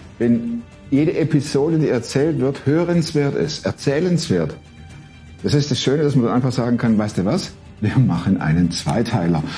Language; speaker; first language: German; native; German